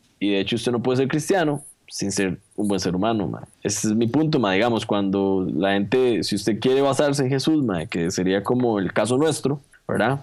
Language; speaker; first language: Spanish; native; Spanish